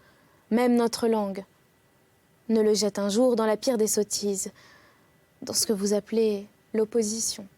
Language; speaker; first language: French; native; French